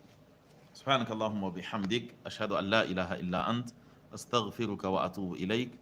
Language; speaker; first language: Arabic; non-native, fluent; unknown